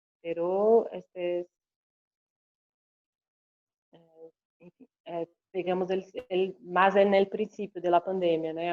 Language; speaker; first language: Spanish; non-native, learner; Portuguese